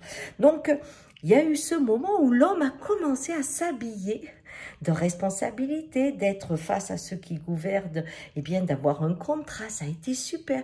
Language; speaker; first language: French; native; French